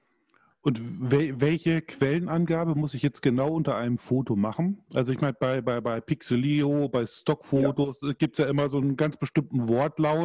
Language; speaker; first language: German; native; German